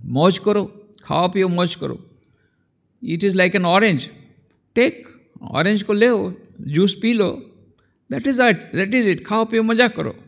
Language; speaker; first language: Hindi; non-native, local second language; Gujarati